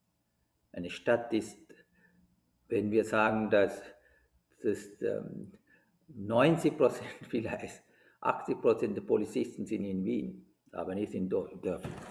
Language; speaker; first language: German; non-native, fluent; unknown